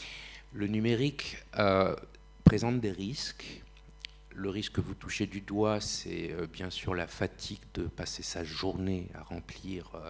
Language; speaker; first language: French; native; French